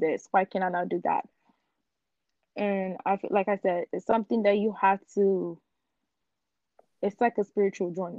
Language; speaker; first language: English; non-native, local second language; Yoruba